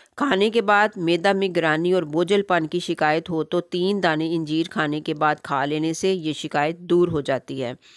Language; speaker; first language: Urdu; native; Urdu